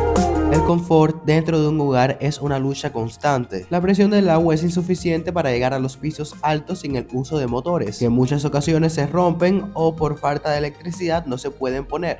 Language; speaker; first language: Spanish; native; Spanish